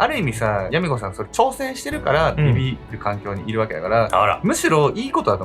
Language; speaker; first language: Japanese; native; Japanese